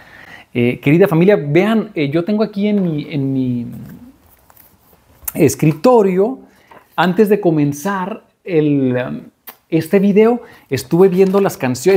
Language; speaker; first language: Spanish; native; Spanish